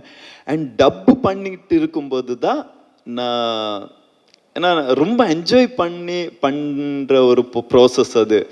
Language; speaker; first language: Tamil; non-native, fluent; Malayalam